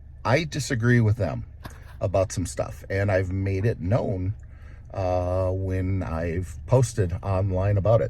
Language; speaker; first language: English; native; English